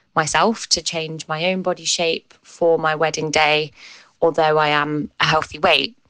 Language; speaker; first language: English; native; English